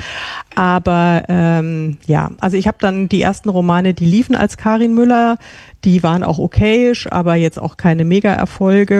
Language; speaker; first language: German; native; German